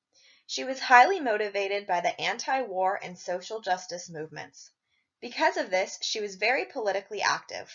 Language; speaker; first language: English; native; English